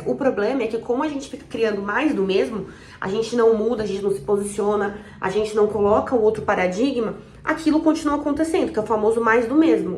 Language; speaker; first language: Portuguese; native; Portuguese